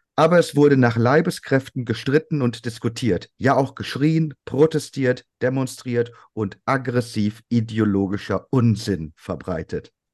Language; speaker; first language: German; native; German